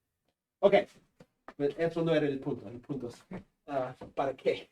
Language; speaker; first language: Spanish; non-native, fluent; English